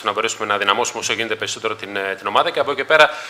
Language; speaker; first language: Greek; native; Greek